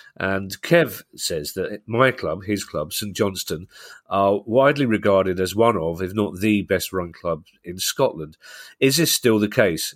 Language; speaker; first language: English; native; English